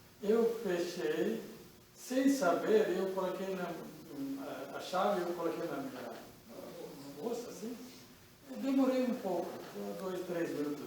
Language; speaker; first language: Portuguese; non-native, learner; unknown